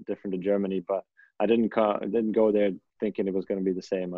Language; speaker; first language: English; non-native, fluent; German